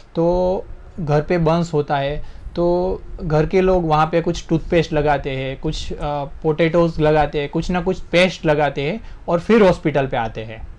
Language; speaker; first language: Hindi; non-native, local second language; Gujarati